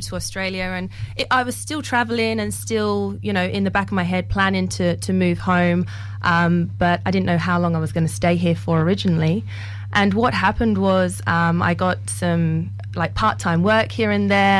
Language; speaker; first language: English; native; English